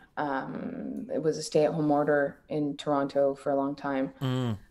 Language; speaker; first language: English; native; English